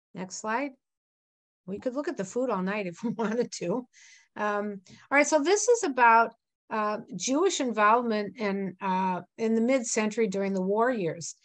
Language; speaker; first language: English; native; English